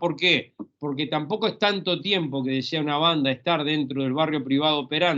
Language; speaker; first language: Spanish; native; Spanish